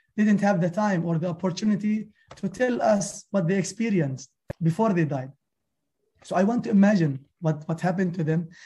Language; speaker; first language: English; non-native, fluent; Arabic